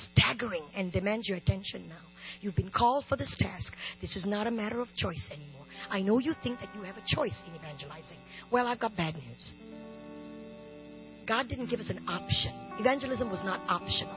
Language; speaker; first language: English; non-native, local second language; Tamil